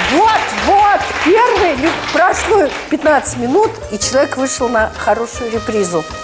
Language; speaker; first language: Russian; native; Russian